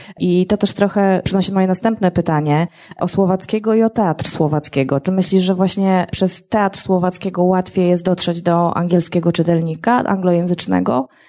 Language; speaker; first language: Polish; native; Polish